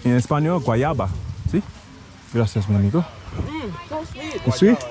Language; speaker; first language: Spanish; non-native, learner; English